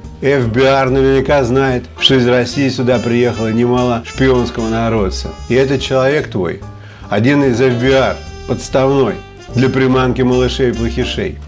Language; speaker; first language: Russian; native; Russian